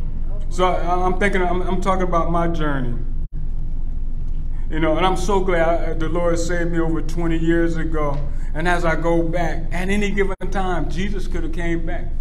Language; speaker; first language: English; native; English